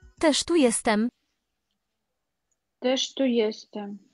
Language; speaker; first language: Polish; non-native, learner; Russian